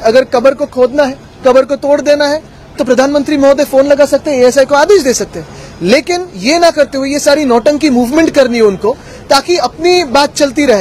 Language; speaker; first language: Hindi; non-native, local second language; Marathi